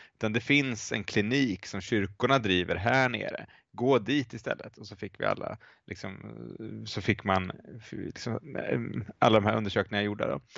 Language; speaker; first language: Swedish; native; Swedish